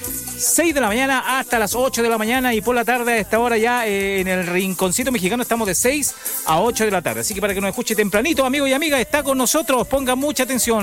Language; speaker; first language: Spanish; native; Spanish